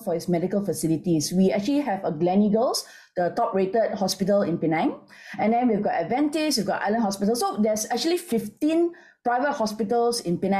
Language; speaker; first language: English; non-native, local second language; Min Nan Chinese